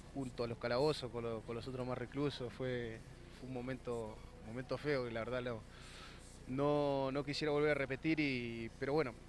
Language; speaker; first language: Spanish; native; Spanish